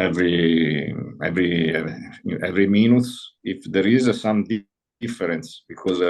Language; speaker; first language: English; non-native, learner; Italian